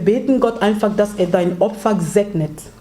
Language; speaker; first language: German; non-native, learner; French